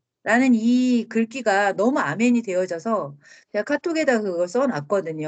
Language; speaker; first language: Korean; native; Korean